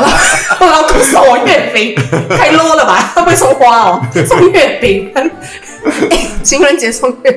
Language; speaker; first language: Chinese; native; Chinese